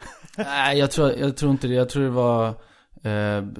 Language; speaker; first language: Swedish; early bilingual, other home language; Icelandic